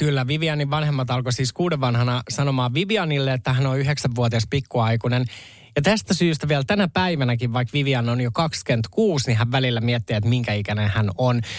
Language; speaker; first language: Finnish; native; Finnish